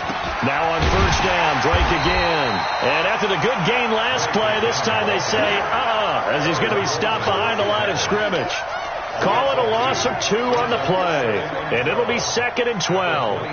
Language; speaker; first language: English; native; English